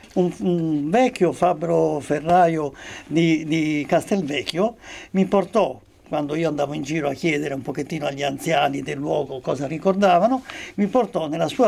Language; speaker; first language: Italian; native; Italian